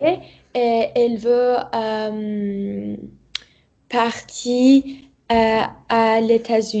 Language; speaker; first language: French; non-native, learner; Persian